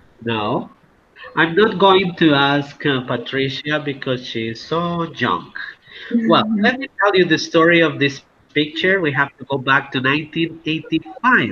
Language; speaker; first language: English; non-native, fluent; Spanish